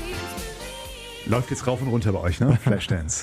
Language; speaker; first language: German; native; German